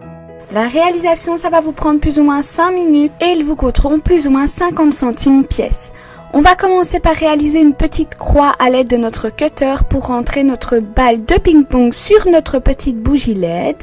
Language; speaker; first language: French; native; French